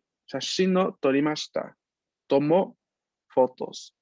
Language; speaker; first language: Japanese; non-native, fluent; Spanish